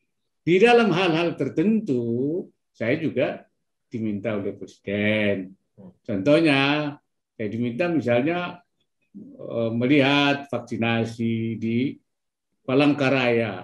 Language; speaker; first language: Indonesian; native; Indonesian